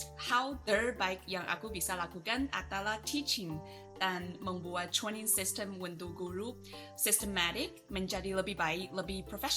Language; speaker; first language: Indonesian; non-native, fluent; Chinese